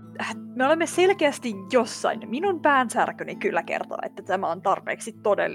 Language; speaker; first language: Finnish; native; Finnish